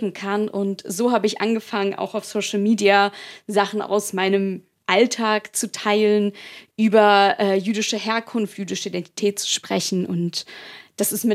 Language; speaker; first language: German; native; German